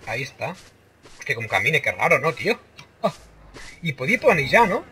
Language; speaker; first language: Spanish; non-native, local second language; Catalan